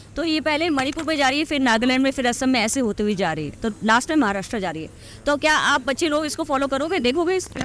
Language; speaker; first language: Hindi; native; Hindi